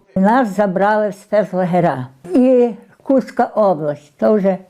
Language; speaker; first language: Ukrainian; native; Ukrainian